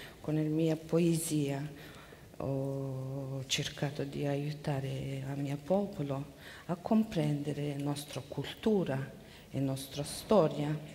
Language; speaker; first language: Italian; non-native, learner; Mongolian